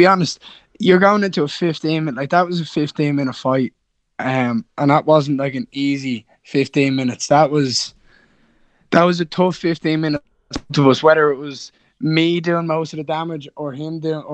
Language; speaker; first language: English; native; English